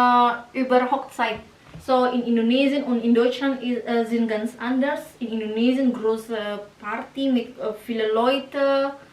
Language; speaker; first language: German; non-native, learner; Indonesian